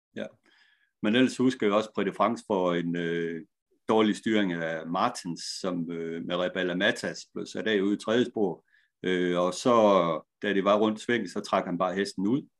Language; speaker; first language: Danish; native; Danish